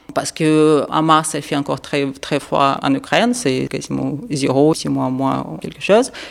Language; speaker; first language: French; non-native, fluent; Ukrainian